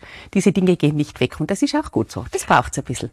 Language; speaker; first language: German; native; German